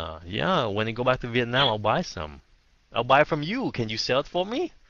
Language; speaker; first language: English; early bilingual, heritage; Vietnamese